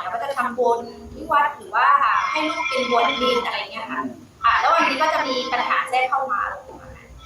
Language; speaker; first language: Thai; non-native, fluent; Burmese